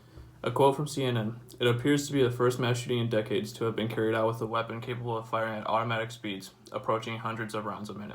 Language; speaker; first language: English; native; English